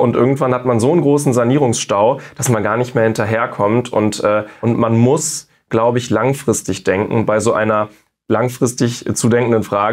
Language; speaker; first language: German; native; German